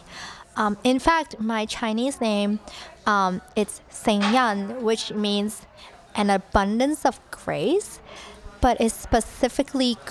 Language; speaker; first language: English; early bilingual, other home language; Cantonese